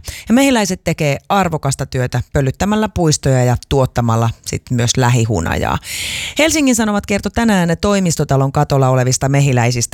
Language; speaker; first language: Finnish; native; Finnish